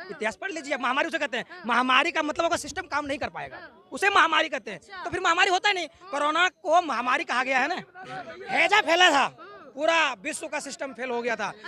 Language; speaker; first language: Hindi; native; Hindi